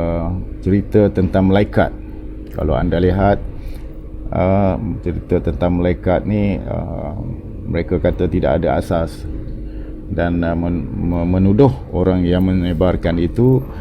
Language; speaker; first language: Malay; native; Malay